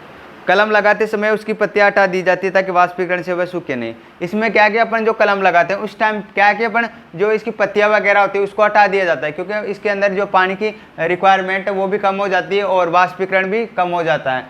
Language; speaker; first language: Hindi; native; Hindi